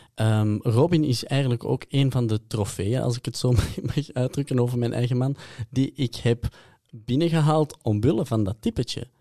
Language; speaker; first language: Dutch; native; Dutch